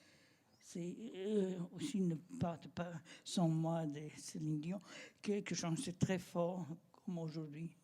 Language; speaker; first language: French; non-native, learner; German